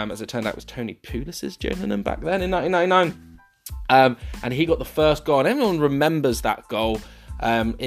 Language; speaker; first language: English; native; English